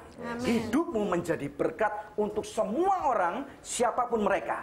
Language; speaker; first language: Indonesian; native; Indonesian